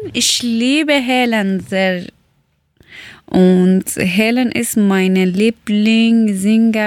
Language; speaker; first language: German; non-native, learner; Persian